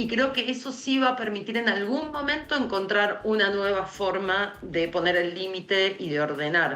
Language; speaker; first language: Spanish; native; Spanish